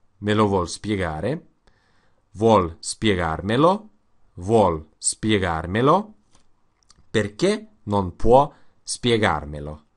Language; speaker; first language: Italian; non-native, learner; Russian